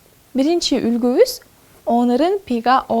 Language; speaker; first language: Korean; non-native, fluent; Kyrgyz